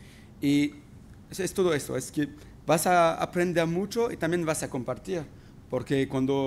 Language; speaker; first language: Spanish; non-native, fluent; French